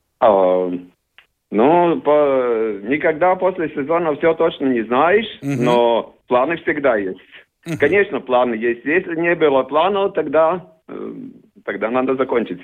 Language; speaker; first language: Russian; non-native, learner; Latvian